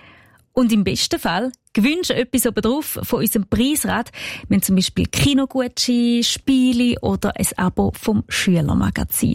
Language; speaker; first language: German; native; German